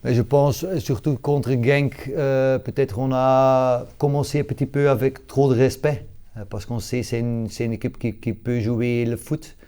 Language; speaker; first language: French; non-native, local second language; Dutch